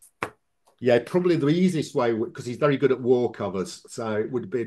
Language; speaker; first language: English; native; English